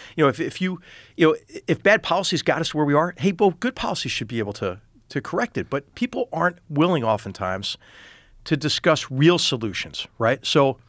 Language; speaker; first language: English; native; English